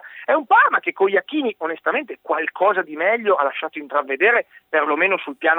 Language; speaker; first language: Italian; native; Italian